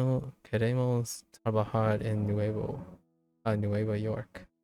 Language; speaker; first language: Spanish; non-native, learner; English